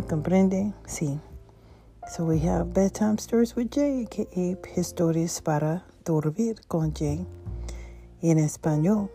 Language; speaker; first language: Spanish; non-native, learner; English